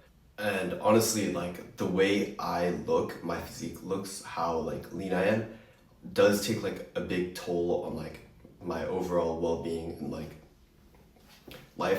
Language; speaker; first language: English; native; English